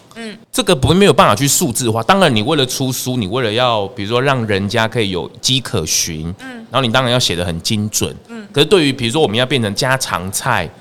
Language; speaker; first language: Chinese; native; Chinese